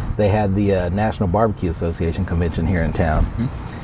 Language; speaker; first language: English; native; English